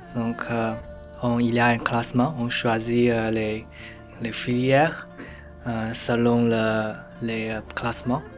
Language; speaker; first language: French; non-native, learner; Chinese